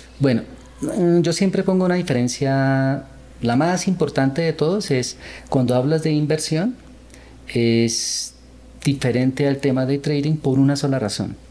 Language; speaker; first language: Spanish; early bilingual, other home language; Korean